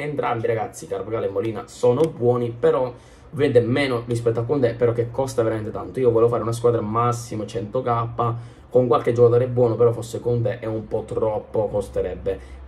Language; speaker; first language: Italian; native; Italian